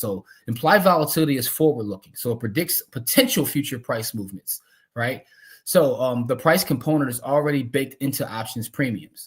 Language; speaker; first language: English; native; English